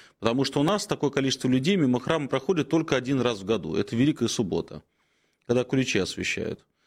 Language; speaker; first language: Russian; native; Russian